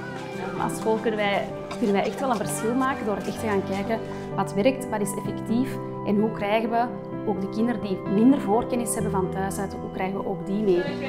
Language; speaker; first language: Dutch; native; Dutch